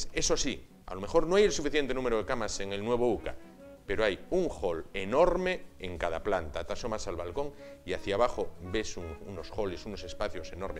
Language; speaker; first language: Spanish; native; Spanish